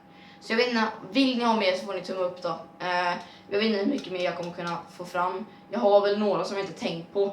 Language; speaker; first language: Swedish; native; Swedish